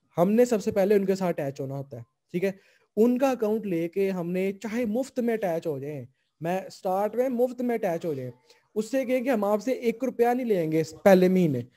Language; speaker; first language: Urdu; non-native, local second language; Punjabi